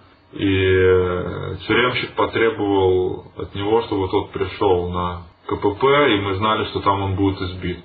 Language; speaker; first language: Russian; native; Russian